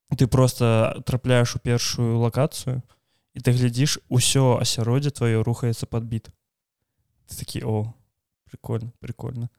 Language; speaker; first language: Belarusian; non-native, local second language; Russian